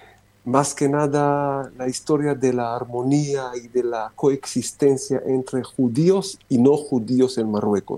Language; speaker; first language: Spanish; non-native, fluent; Romanian